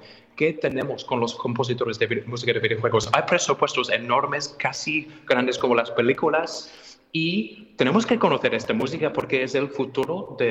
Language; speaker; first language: Spanish; non-native, fluent; English